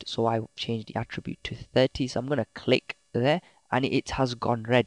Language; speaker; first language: English; native; English